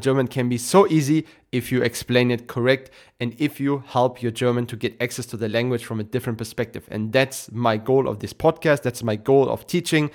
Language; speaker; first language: English; non-native, fluent; German